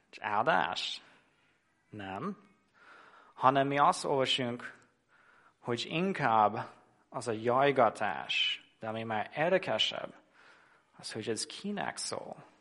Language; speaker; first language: Hungarian; non-native, fluent; English